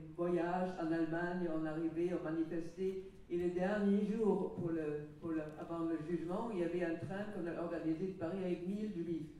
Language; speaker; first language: French; non-native, fluent; German